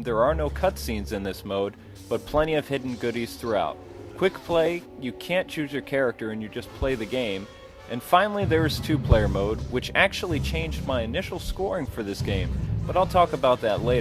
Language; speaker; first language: English; native; English